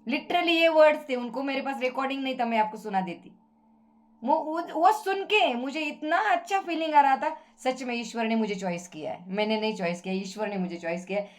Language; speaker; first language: Hindi; non-native, local second language; Marathi